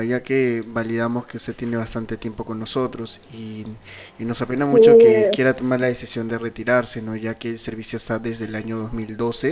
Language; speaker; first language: Spanish; native; Spanish